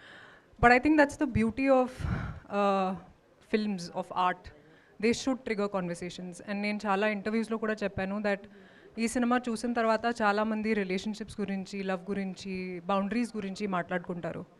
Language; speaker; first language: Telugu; non-native, fluent; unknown